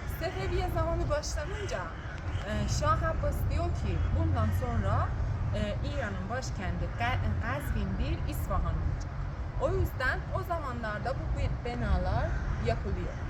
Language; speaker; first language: Turkish; non-native, learner; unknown